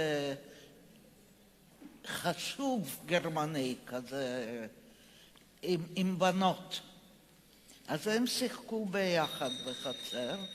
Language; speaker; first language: Hebrew; non-native, fluent; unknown